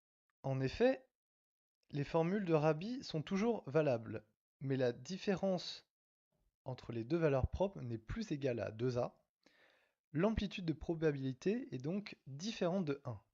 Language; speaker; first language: French; native; French